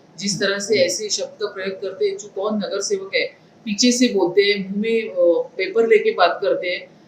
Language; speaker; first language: Hindi; non-native, local second language; Marathi